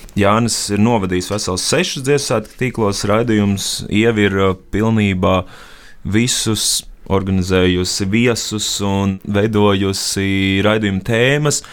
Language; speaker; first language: Latvian; native; Latvian